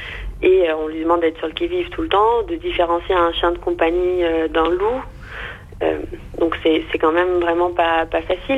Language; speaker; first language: French; native; French